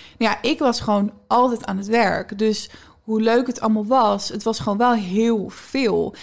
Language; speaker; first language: Dutch; native; Dutch